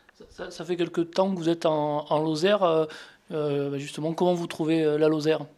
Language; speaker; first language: French; native; French